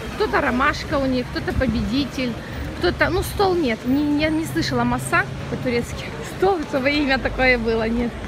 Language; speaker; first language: Russian; non-native, local second language; Ukrainian